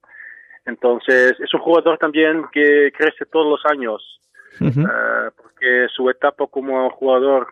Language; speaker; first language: Spanish; non-native, learner; Dutch